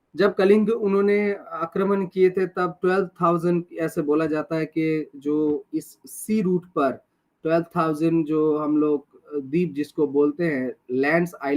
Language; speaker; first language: Hindi; non-native, local second language; Bangla